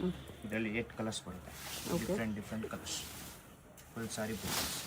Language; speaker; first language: Kannada; non-native, local second language; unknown